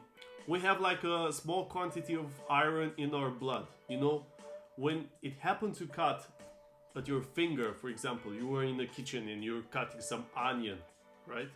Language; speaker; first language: English; non-native, fluent; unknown